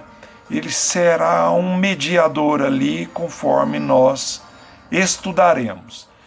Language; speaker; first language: Portuguese; native; Portuguese